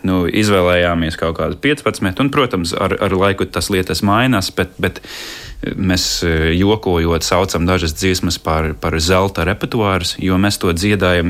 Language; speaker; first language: Latvian; non-native, fluent; English